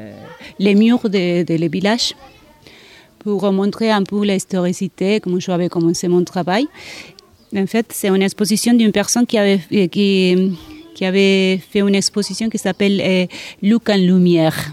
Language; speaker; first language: French; non-native, learner; Spanish